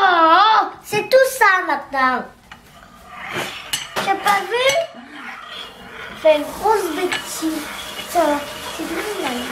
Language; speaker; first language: French; non-native, learner; Vietnamese